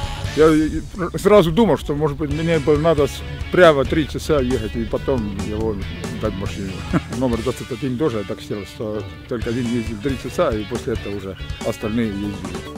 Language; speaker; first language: Russian; non-native, local second language; Latvian